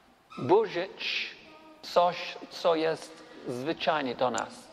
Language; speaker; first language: Polish; non-native, learner; English